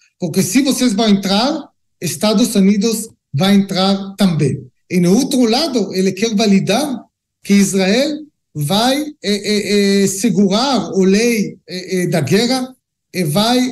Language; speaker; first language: Portuguese; non-native, learner; Hebrew